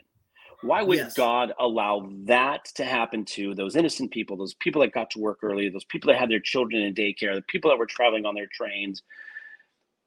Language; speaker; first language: English; native; English